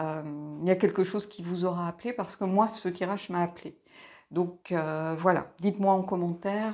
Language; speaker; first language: French; native; French